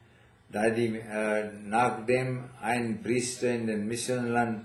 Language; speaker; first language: German; non-native, fluent; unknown